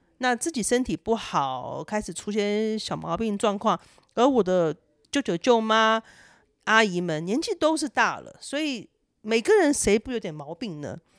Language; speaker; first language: Chinese; native; Chinese